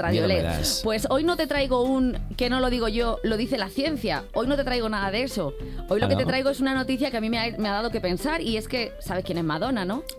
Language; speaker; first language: Spanish; native; Spanish